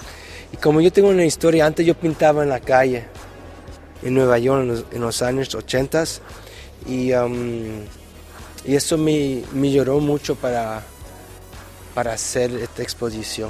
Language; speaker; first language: Spanish; early bilingual, heritage; Spanish